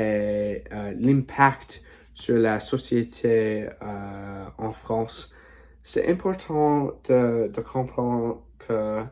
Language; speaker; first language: French; non-native, learner; English